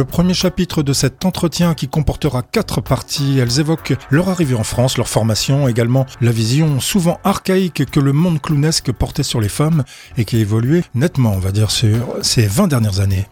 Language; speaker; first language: French; native; French